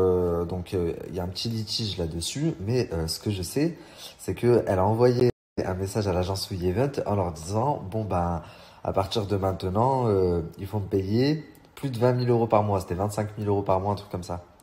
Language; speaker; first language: French; native; French